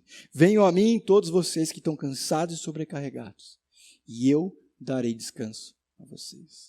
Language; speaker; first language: Portuguese; native; Portuguese